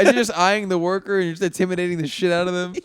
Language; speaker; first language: English; native; English